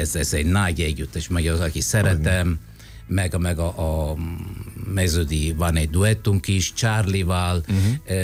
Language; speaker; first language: Hungarian; non-native, fluent; Italian